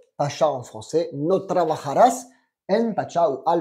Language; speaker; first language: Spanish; non-native, fluent; French